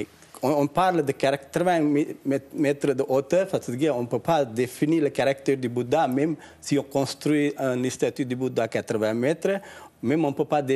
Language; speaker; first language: French; non-native, learner; Sinhala